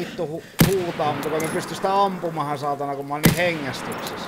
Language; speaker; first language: Finnish; native; Finnish